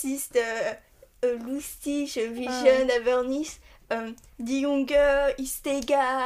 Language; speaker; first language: German; non-native, learner; French